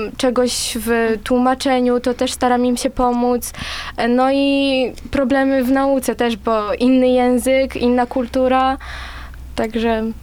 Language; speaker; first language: Polish; non-native, fluent; Ukrainian